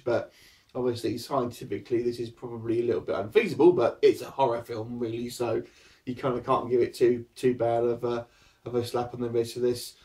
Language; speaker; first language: English; native; English